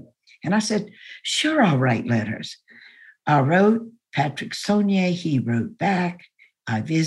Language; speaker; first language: English; native; English